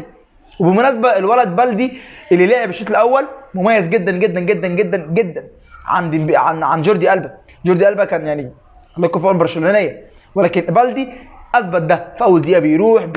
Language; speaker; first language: Arabic; native; Arabic